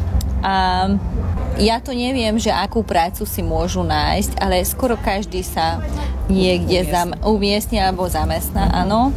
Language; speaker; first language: Slovak; non-native, local second language; Hungarian